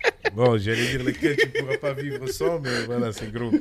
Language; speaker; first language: French; native; French